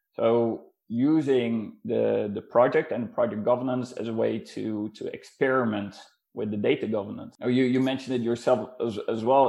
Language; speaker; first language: English; non-native, fluent; Dutch